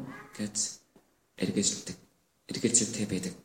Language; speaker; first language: Mongolian; non-native, learner; Korean